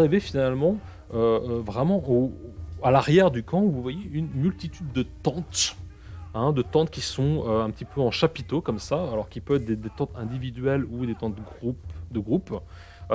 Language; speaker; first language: French; native; French